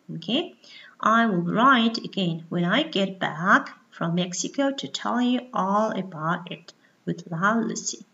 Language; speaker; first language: English; non-native, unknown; Mongolian